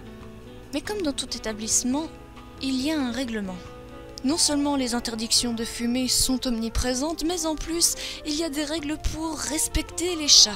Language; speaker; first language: French; native; French